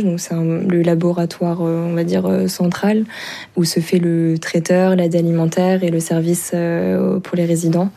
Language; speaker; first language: French; early bilingual, other home language; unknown